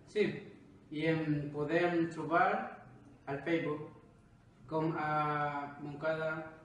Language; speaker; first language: Catalan; non-native, learner; Spanish